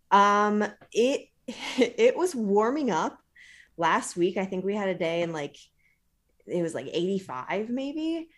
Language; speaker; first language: English; native; English